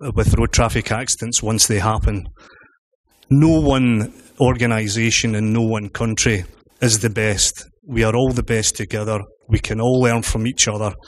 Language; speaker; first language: English; native; English